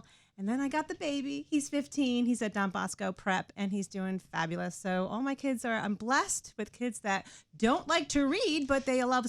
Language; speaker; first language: English; native; English